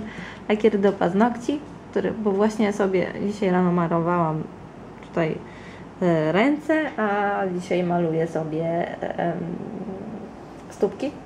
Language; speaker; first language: Polish; early bilingual, heritage; Italian